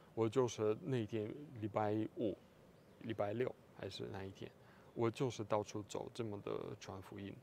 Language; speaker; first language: Chinese; non-native, fluent; Russian